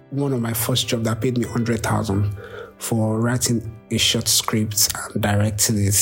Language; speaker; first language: English; non-native, local second language; Yoruba